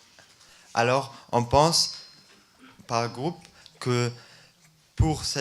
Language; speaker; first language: French; non-native, fluent; German